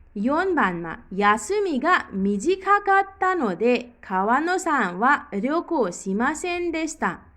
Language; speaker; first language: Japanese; non-native, fluent; Nepali